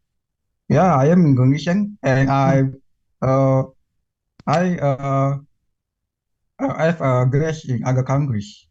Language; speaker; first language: English; non-native, learner; Indonesian